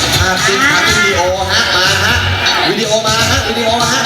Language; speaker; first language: Thai; native; Thai